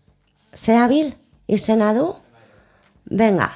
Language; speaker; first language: Basque; non-native, local second language; Spanish